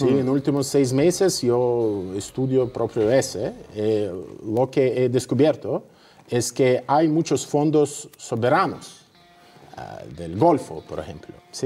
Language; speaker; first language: Spanish; non-native, fluent; Russian